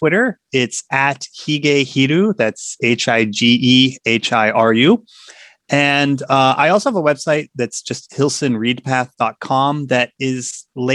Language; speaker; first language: English; native; English